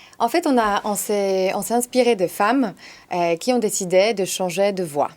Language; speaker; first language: French; non-native, fluent; Polish